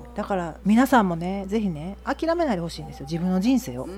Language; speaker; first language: Japanese; native; Japanese